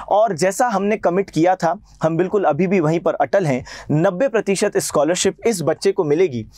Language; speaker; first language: Hindi; native; Hindi